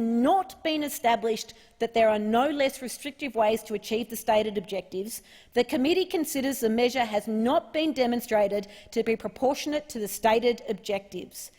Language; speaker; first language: English; native; English